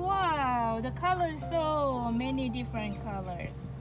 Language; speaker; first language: English; non-native, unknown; Thai